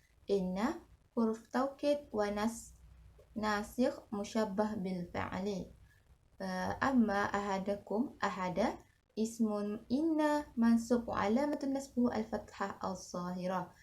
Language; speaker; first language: Arabic; non-native, learner; Malay